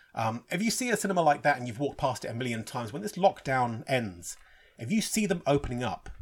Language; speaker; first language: English; native; English